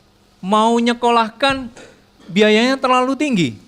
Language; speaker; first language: Indonesian; native; Indonesian